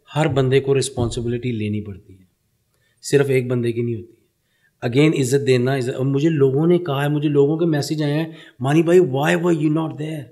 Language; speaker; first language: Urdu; early bilingual, heritage; Punjabi